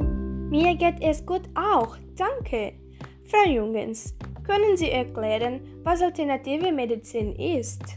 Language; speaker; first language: German; non-native, learner; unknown